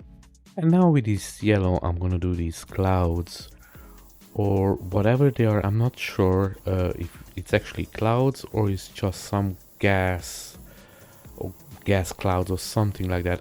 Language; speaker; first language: English; non-native, fluent; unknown